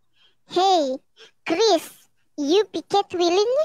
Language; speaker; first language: English; non-native, learner; Indonesian